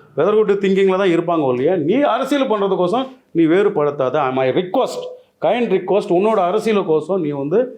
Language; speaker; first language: Tamil; non-native, local second language; Telugu